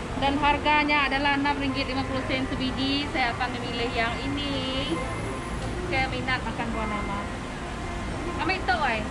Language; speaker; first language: Malay; non-native, local second language; Iban